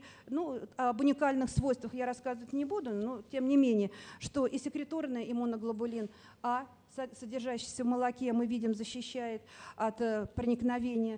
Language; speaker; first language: Russian; native; Russian